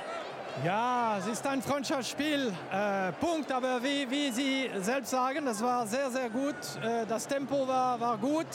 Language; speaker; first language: German; non-native, fluent; French